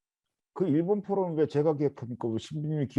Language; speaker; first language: Korean; native; Korean